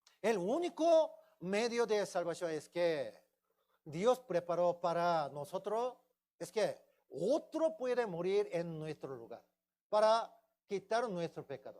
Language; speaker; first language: Spanish; non-native, fluent; Korean